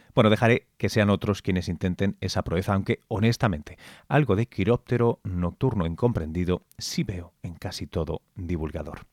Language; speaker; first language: Spanish; native; Spanish